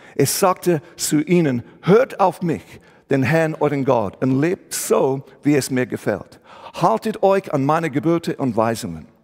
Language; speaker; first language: German; non-native, fluent; English